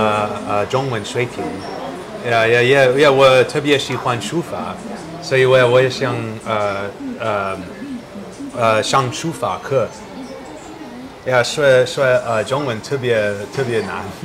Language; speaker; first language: Chinese; non-native, learner; English